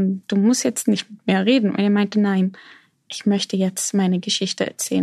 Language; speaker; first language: German; non-native, fluent; Arabic